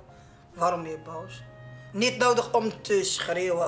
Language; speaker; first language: Dutch; non-native, learner; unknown